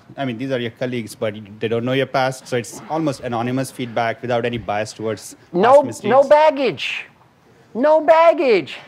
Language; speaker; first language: English; native; English